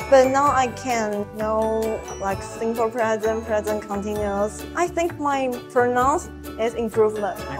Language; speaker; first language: English; non-native, learner; Chinese